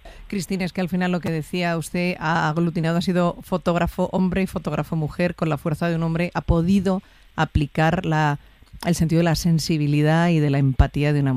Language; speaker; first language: Spanish; native; Spanish